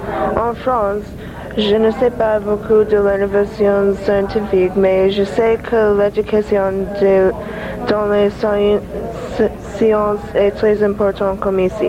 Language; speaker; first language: French; non-native, learner; English